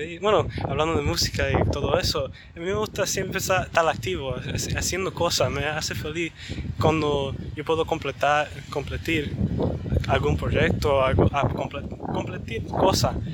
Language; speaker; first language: Spanish; early bilingual, heritage; Spanish